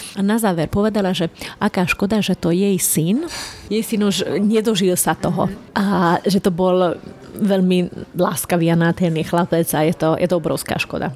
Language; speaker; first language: Slovak; non-native, local second language; Hungarian